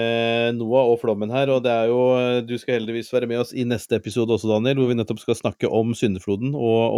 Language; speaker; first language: Norwegian; native; Norwegian